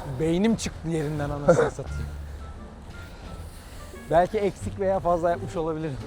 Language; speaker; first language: Turkish; native; Turkish